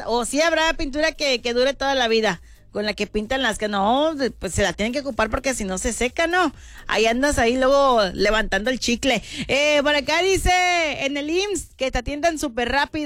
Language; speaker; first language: Spanish; native; Spanish